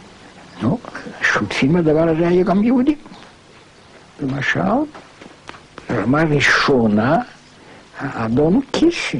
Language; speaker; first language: Hebrew; non-native, fluent; German